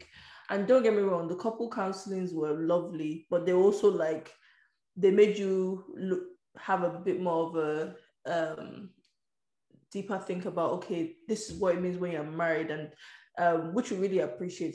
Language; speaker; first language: English; native; English